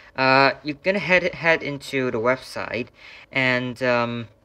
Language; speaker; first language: English; non-native, fluent; Vietnamese